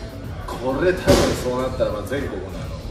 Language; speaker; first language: Japanese; native; Japanese